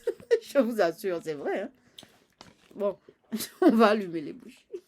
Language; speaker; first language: French; native; French